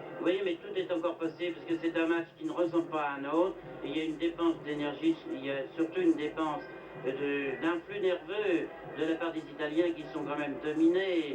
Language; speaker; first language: French; native; French